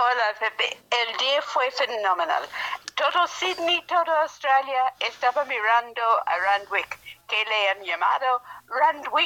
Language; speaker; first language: Spanish; non-native, fluent; English